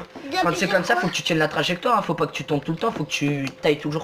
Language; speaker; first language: French; native; French